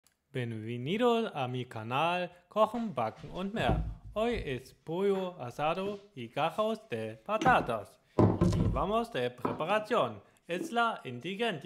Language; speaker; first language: Spanish; non-native, learner; German